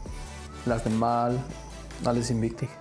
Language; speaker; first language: German; non-native, learner; Spanish